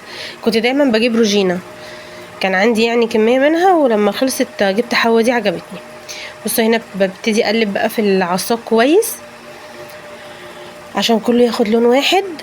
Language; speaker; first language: Arabic; native; Arabic